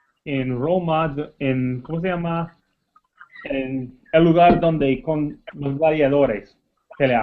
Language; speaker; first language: Spanish; non-native, learner; English